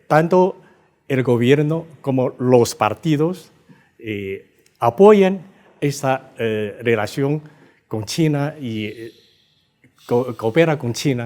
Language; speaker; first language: Spanish; non-native, fluent; Chinese